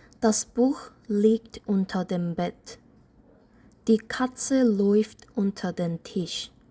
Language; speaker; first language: German; non-native, fluent; Korean